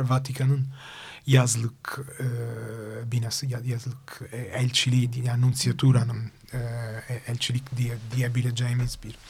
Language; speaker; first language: Turkish; non-native, fluent; Italian